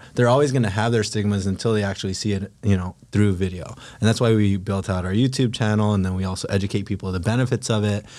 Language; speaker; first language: English; non-native, local second language; Filipino